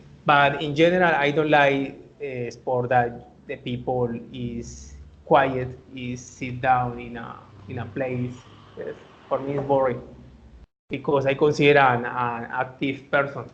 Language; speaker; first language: English; non-native, learner; Spanish